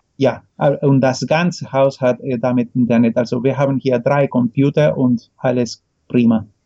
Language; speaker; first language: German; non-native, fluent; Spanish